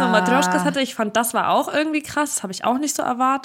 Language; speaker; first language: German; early bilingual, other home language; Russian